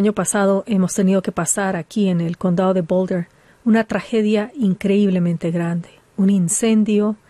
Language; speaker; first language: Spanish; native; Spanish